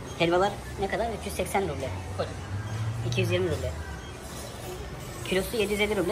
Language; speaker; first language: Turkish; native; Turkish